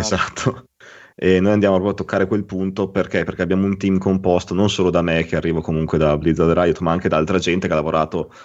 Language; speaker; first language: Italian; native; Italian